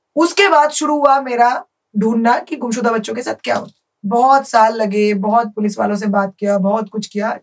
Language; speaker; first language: Hindi; non-native, local second language; Bangla